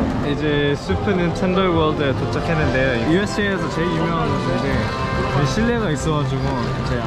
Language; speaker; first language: Korean; early bilingual, heritage; English